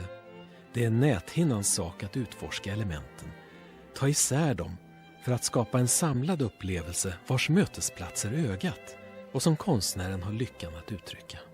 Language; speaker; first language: Swedish; native; Swedish